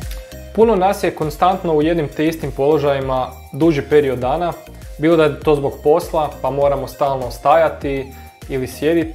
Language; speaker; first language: Croatian; native; Croatian